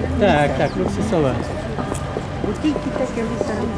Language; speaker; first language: Polish; non-native, learner; Hungarian